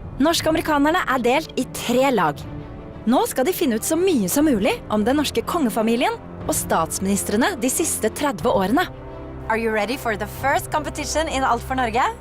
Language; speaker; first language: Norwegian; native; Norwegian